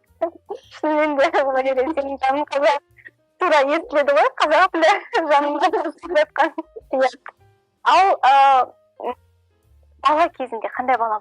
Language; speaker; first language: Kazakh; non-native, local second language; Russian